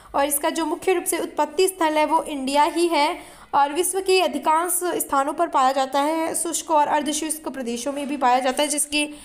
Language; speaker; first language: Hindi; native; Hindi